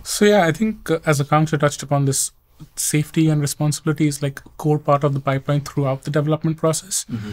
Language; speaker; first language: English; non-native, local second language; Hindi